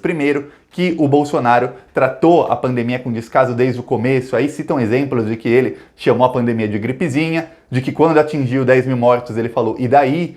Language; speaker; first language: Portuguese; native; Portuguese